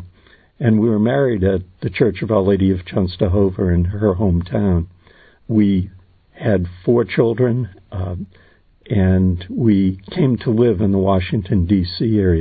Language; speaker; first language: English; native; English